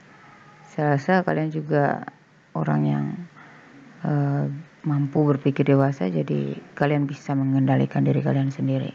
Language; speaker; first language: Indonesian; native; Indonesian